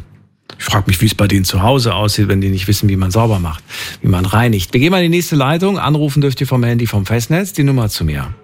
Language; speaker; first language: German; native; German